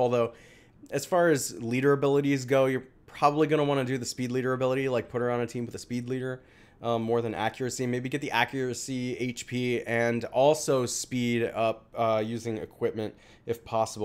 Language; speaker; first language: English; native; English